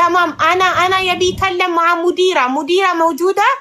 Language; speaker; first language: Arabic; non-native, learner; Amharic